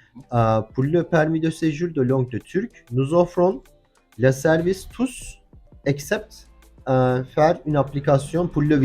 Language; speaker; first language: French; non-native, learner; Turkish